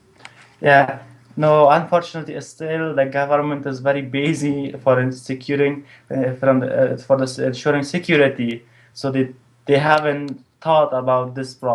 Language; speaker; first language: English; non-native, fluent; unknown